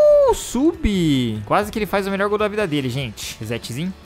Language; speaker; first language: Portuguese; native; Portuguese